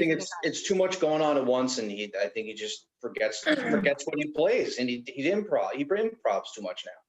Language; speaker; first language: English; native; English